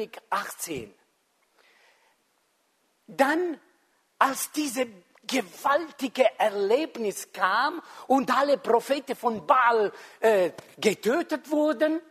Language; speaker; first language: German; non-native, fluent; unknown